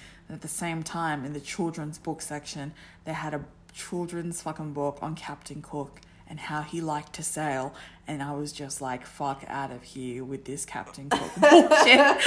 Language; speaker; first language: English; native; English